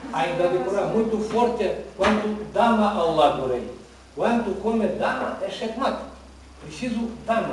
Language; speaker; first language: Portuguese; non-native, learner; Ukrainian